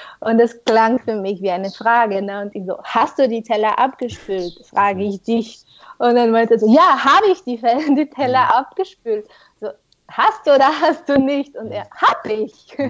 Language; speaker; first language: German; non-native, fluent; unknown